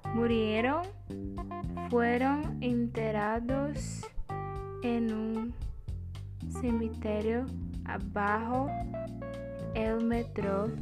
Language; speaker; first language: Spanish; non-native, learner; Portuguese